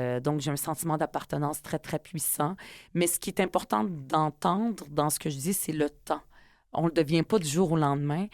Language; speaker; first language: French; early bilingual, other home language; Arabic